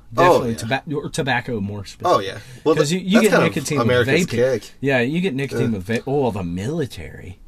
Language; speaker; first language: English; native; English